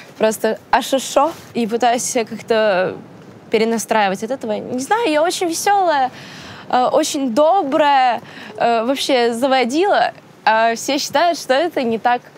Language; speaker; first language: Russian; native; Russian